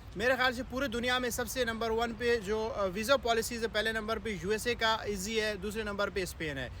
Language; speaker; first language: Hindi; non-native, local second language; Punjabi